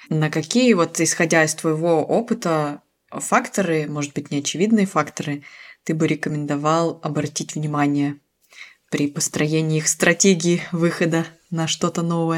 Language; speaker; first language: Russian; native; Russian